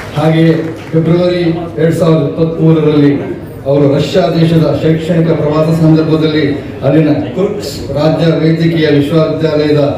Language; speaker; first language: Kannada; native; Kannada